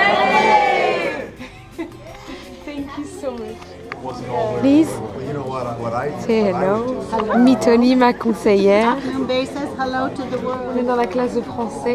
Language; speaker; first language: French; native; French